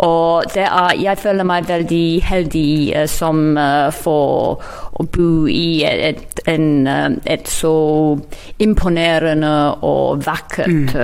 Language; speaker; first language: Norwegian; non-native, learner; English